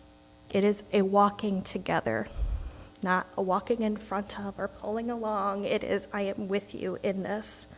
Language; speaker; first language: English; native; English